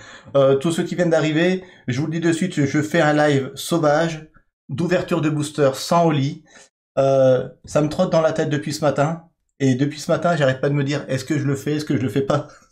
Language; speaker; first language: French; native; French